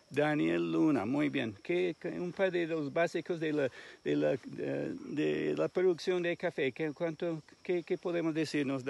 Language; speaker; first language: Spanish; non-native, fluent; English